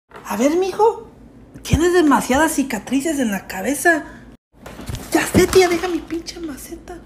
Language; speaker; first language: Spanish; early bilingual, heritage; Spanish